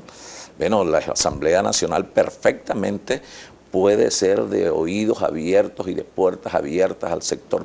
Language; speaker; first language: Spanish; native; Spanish